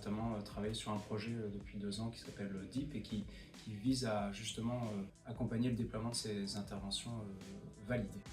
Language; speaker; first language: French; native; French